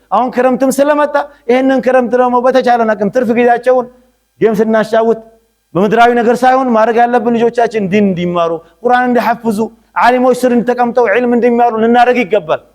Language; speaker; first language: Amharic; non-native, local second language; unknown